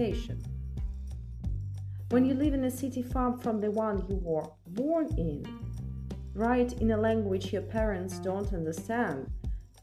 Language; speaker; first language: English; non-native, fluent; Russian